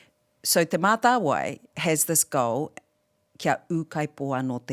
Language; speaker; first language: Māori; non-native, local second language; English